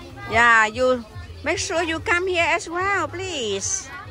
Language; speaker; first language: English; non-native, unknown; Vietnamese